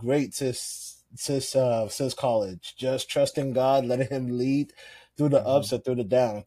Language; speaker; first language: English; non-native, local second language; Yoruba